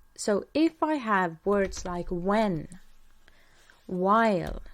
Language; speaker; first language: English; non-native, fluent; Estonian